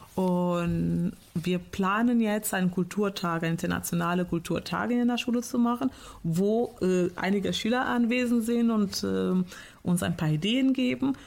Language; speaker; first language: German; non-native, fluent; Portuguese